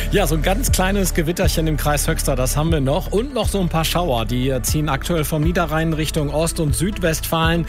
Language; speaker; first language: German; native; German